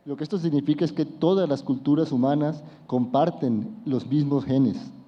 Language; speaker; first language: Spanish; native; Spanish